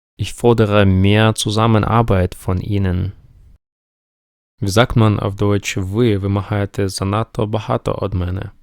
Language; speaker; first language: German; non-native, fluent; Ukrainian